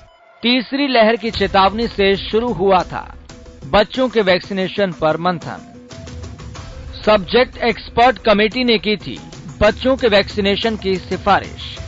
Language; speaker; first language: Hindi; native; Hindi